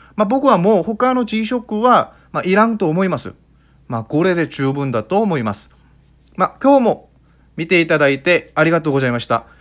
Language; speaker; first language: Japanese; non-native, fluent; Korean